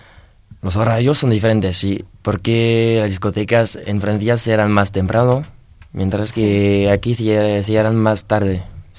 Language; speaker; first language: Spanish; non-native, learner; French